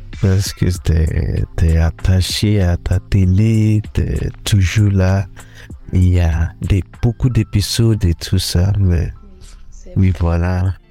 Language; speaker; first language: French; non-native, learner; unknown